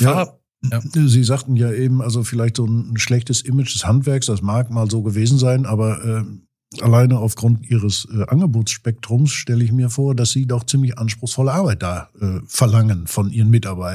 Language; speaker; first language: German; native; German